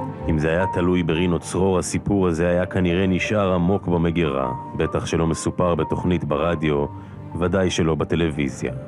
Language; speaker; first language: Hebrew; native; Hebrew